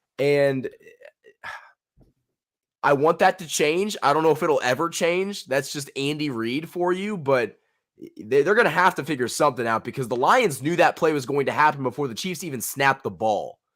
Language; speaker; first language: English; native; English